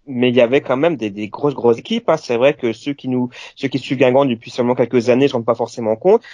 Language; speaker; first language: French; native; French